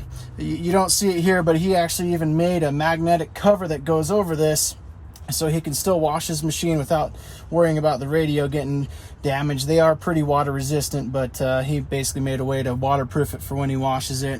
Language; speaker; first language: English; native; English